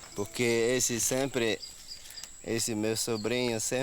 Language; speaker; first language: Portuguese; non-native, local second language; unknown